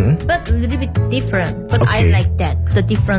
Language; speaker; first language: English; non-native, learner; Korean